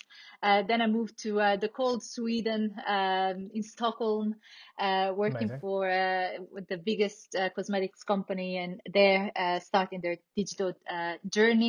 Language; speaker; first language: English; non-native, fluent; Italian